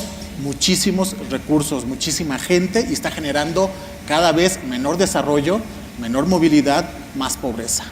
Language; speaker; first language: Spanish; native; Spanish